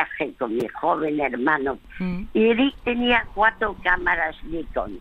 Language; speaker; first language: Spanish; early bilingual, other home language; French